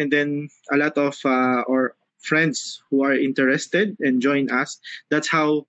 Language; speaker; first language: English; non-native, local second language; Filipino